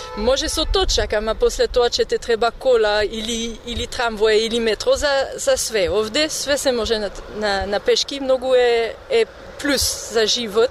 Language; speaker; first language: Macedonian; non-native, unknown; French